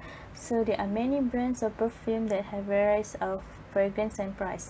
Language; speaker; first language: English; non-native, fluent; Malay